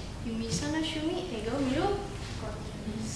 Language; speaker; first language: Japanese; non-native, learner; Indonesian